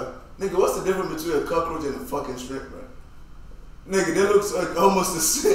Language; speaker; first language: English; native; English